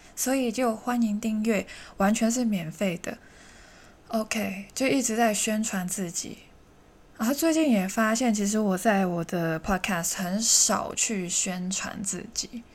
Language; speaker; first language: Chinese; non-native, local second language; Cantonese